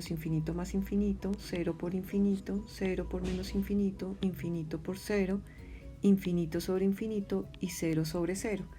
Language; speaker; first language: Spanish; native; Spanish